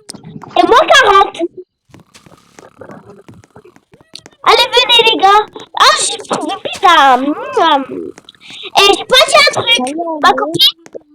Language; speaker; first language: French; native; French